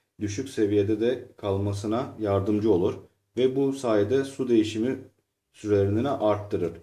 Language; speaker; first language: Turkish; native; Turkish